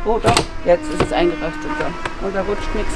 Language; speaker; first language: German; native; German